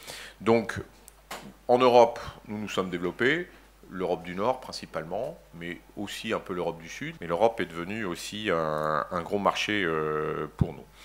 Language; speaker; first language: French; native; French